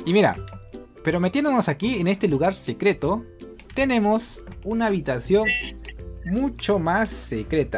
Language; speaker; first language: Spanish; native; Spanish